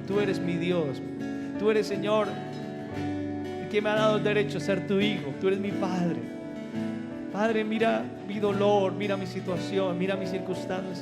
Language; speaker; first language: Spanish; native; Spanish